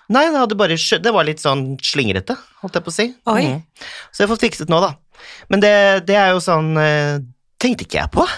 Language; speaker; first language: Norwegian; native; Norwegian